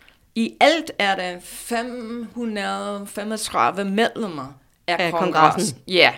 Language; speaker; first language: Danish; non-native, fluent; English